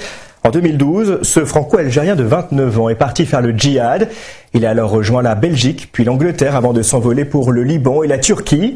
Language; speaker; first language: French; native; French